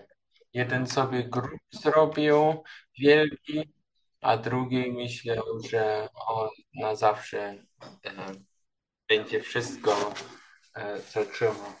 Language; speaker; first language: Polish; non-native, learner; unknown